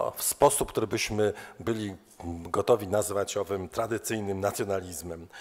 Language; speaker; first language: Polish; native; Polish